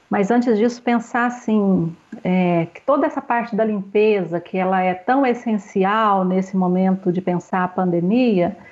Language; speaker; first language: Portuguese; native; Portuguese